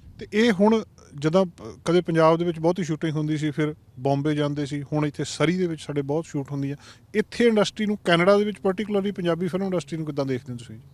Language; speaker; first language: Punjabi; native; Punjabi